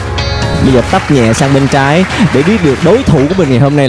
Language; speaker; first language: Vietnamese; native; Vietnamese